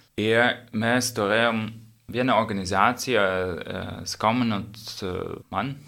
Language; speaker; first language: Lithuanian; non-native, learner; English